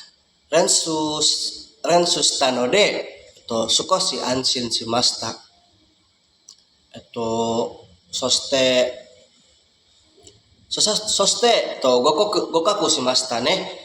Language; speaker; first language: Japanese; non-native, learner; Indonesian